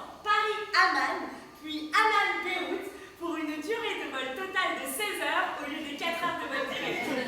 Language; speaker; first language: French; native; French